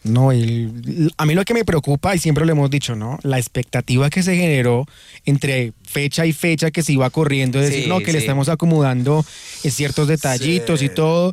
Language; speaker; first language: Spanish; native; Spanish